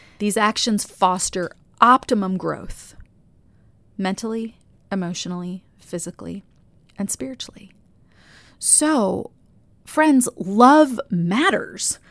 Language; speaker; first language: English; native; English